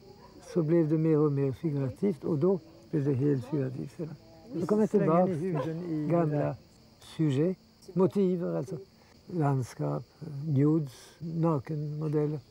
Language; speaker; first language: Swedish; early bilingual, heritage; Swedish